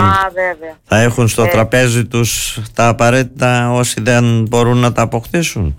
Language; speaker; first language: Greek; native; Greek